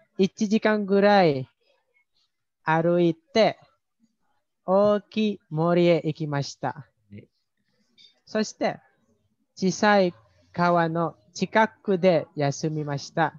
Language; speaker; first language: Japanese; non-native, learner; Indonesian